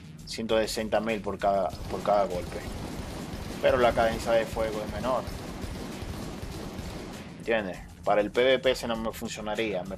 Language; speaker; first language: Spanish; native; Spanish